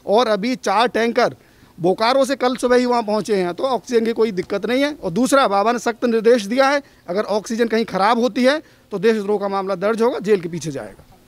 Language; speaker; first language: Hindi; native; Hindi